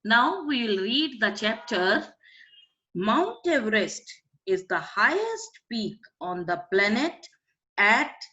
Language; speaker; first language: English; non-native, local second language; Punjabi